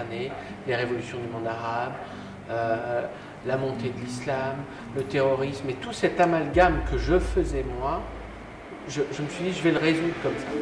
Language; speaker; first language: French; native; French